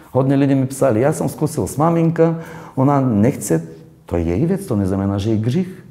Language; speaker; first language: Czech; non-native, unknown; Bulgarian